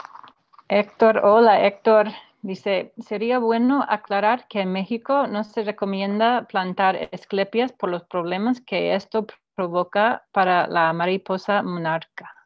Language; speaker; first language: Spanish; non-native, fluent; English